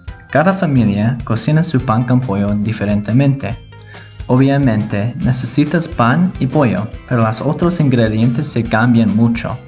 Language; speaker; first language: Spanish; non-native, learner; English